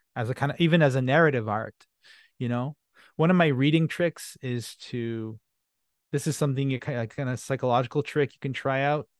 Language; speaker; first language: English; non-native, fluent; French